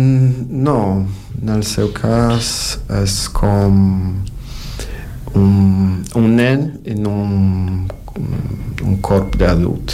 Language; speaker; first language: Catalan; non-native, learner; Portuguese